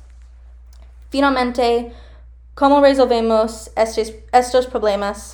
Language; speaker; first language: Spanish; non-native, learner; English